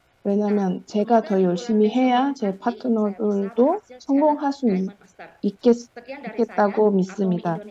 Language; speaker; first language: Korean; non-native, fluent; Indonesian